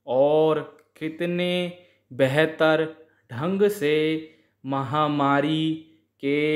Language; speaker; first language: Hindi; native; Hindi